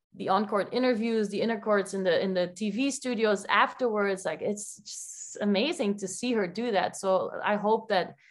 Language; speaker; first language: English; non-native, fluent; Dutch